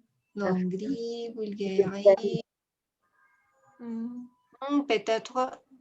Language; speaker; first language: French; non-native, fluent; Spanish